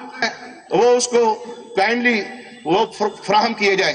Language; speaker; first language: Urdu; non-native, local second language; Punjabi